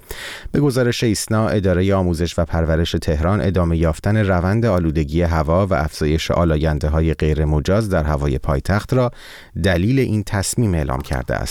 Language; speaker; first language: Persian; native; Persian